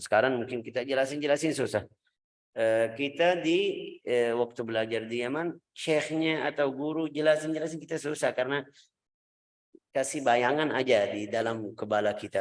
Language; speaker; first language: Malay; non-native, fluent; Arabic